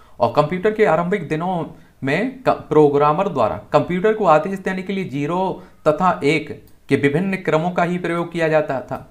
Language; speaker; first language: Hindi; native; Hindi